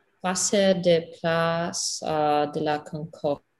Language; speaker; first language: French; non-native, learner; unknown